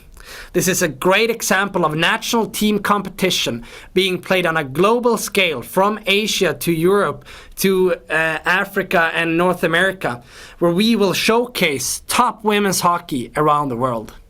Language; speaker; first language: English; non-native, fluent; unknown